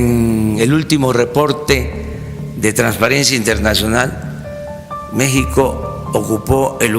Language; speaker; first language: Spanish; native; Spanish